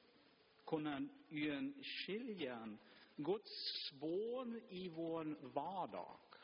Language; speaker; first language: Swedish; non-native, fluent; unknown